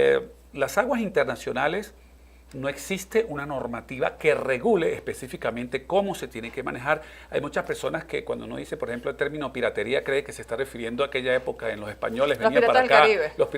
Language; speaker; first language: Spanish; native; Spanish